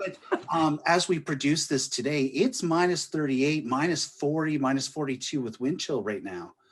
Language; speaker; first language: English; native; English